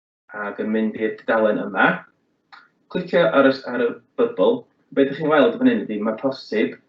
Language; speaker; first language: Welsh; native; Welsh